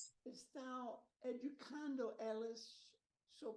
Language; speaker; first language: Portuguese; non-native, learner; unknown